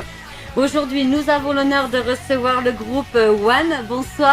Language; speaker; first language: French; native; French